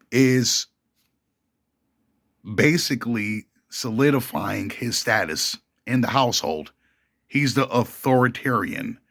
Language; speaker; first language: English; native; English